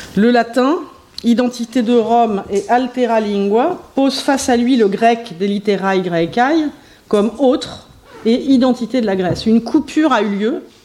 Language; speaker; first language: French; native; French